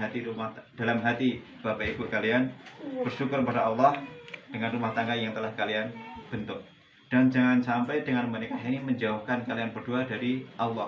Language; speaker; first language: Indonesian; native; Indonesian